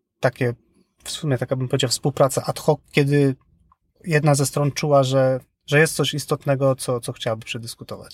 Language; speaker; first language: Polish; native; Polish